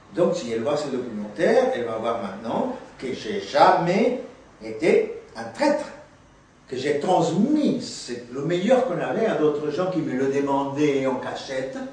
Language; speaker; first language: French; non-native, fluent; Spanish